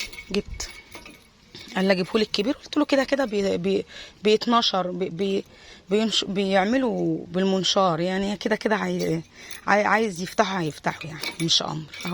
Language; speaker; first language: Arabic; native; Arabic